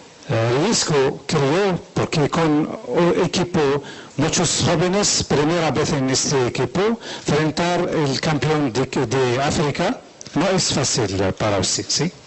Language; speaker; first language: Spanish; non-native, learner; Arabic